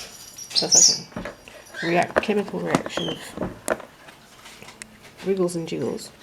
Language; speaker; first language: English; native; English